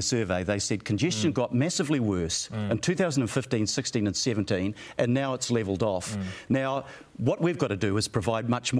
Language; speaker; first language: English; native; English